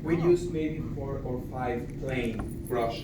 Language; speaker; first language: English; non-native, learner; Spanish